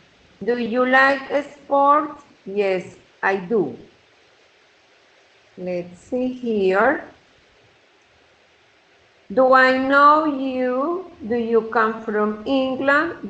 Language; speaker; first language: English; non-native, fluent; Spanish